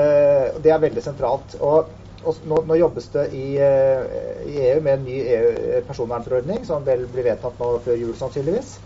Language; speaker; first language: Norwegian; native; Norwegian